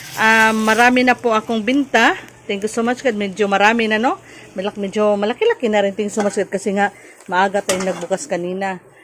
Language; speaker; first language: Filipino; non-native, local second language; Cebuano